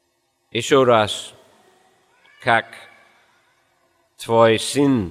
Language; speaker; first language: Russian; non-native, fluent; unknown